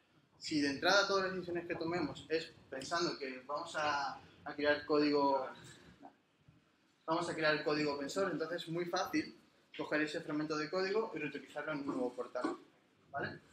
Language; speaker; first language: Spanish; native; Spanish